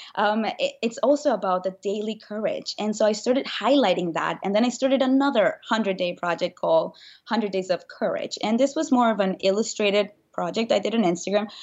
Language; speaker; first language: English; non-native, fluent; Spanish